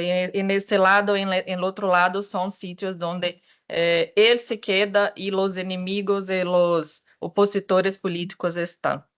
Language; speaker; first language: Spanish; non-native, fluent; Portuguese